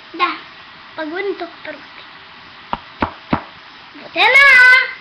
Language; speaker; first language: Russian; early bilingual, heritage; Russian